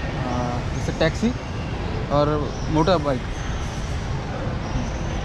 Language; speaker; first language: English; non-native, local second language; Hindi